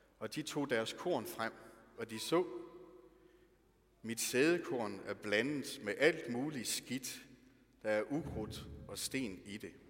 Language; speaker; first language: Danish; native; Danish